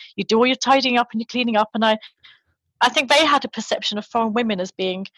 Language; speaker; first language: English; native; English